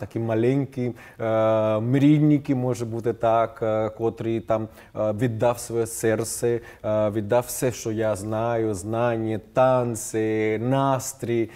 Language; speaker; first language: Ukrainian; non-native, fluent; Spanish